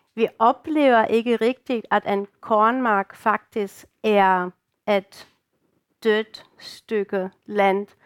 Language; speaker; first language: Danish; non-native, fluent; German